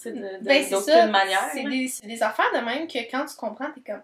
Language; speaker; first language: French; native; French